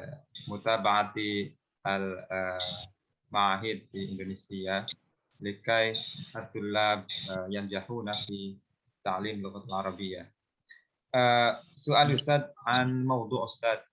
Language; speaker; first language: Arabic; non-native, learner; Indonesian